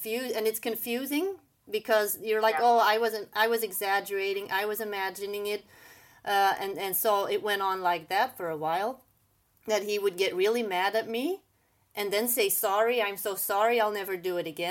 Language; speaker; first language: English; non-native, fluent; Dutch